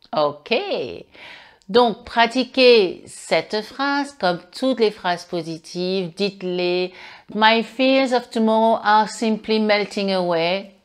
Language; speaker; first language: French; native; French